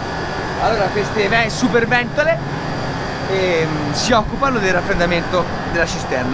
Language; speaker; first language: Italian; native; Italian